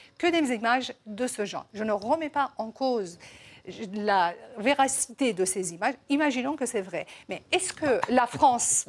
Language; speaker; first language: French; non-native, fluent; Persian